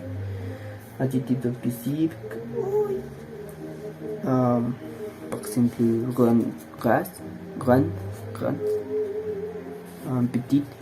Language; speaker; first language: French; non-native, learner; Spanish